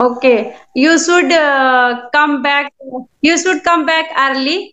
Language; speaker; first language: English; non-native, learner; Hindi